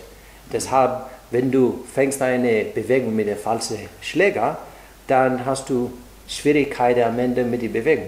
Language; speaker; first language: German; non-native, fluent; Greek